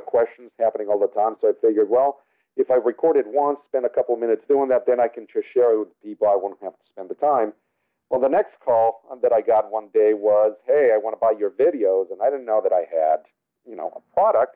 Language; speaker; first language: English; non-native, fluent; Spanish